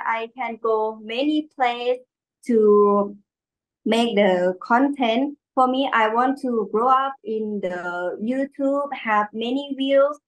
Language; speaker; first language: English; non-native, learner; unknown